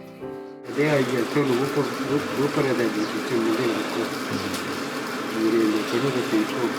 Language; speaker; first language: Korean; native; Korean